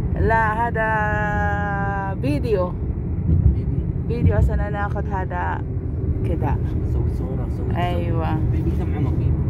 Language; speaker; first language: Arabic; non-native, learner; Filipino